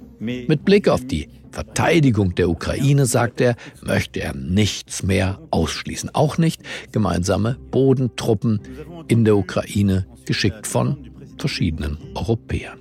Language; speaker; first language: German; native; German